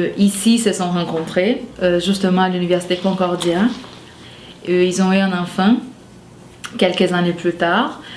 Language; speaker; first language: French; non-native, fluent; Portuguese